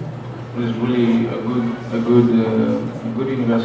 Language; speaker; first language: English; non-native, learner; French